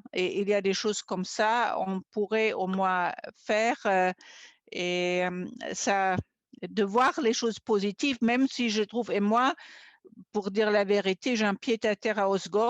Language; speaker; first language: French; non-native, fluent; German